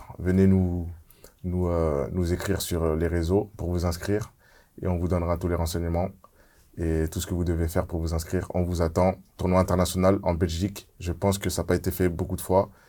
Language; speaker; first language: French; early bilingual, other home language; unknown